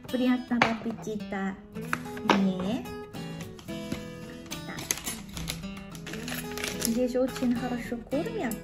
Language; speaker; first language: Russian; non-native, learner; Korean